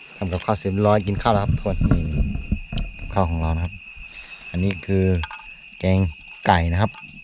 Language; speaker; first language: Thai; non-native, local second language; Karen languages